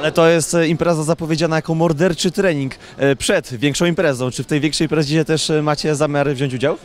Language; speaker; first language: Polish; native; Polish